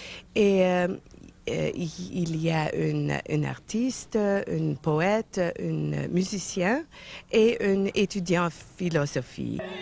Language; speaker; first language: French; non-native, fluent; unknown